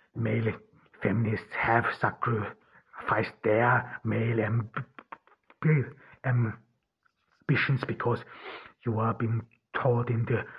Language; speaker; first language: English; non-native, fluent; Turkish